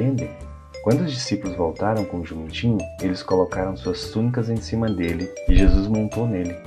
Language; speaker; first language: Portuguese; native; Portuguese